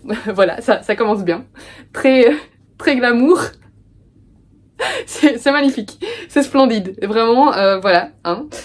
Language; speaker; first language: French; native; French